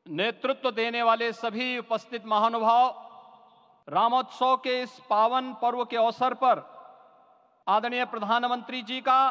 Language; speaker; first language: Hindi; native; Hindi